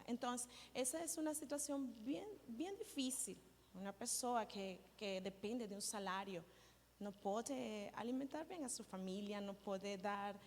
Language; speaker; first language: Portuguese; non-native, learner; Spanish